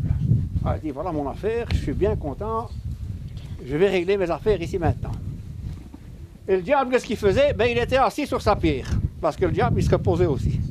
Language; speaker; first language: French; native; French